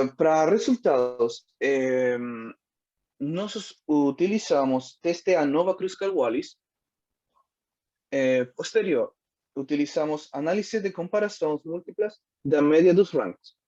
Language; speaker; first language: Portuguese; non-native, learner; Spanish